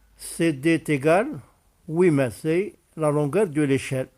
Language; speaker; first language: French; non-native, local second language; Arabic